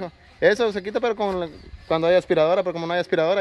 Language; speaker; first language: Spanish; native; Spanish